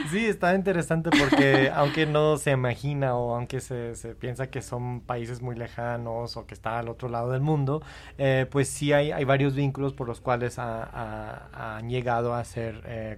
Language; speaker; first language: Spanish; non-native, fluent; English